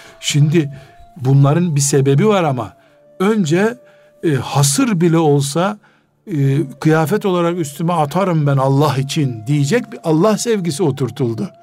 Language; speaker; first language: Turkish; native; Turkish